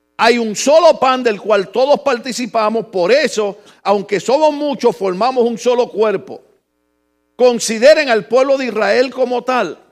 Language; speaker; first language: Spanish; native; Spanish